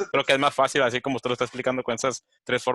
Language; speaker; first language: Spanish; native; Spanish